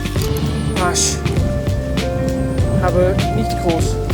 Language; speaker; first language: German; non-native, learner; Dutch